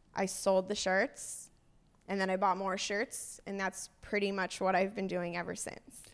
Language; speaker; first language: English; native; English